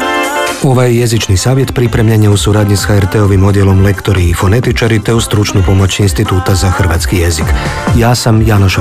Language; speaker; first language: Serbian; native; Serbian